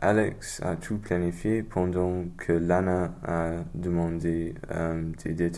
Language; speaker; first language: French; non-native, learner; English